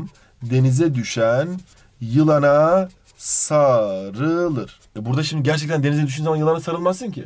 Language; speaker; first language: Turkish; native; Turkish